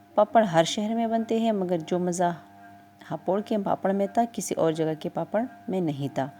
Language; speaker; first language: Urdu; non-native, local second language; Pashto